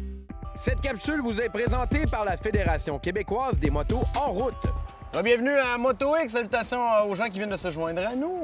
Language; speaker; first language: French; native; French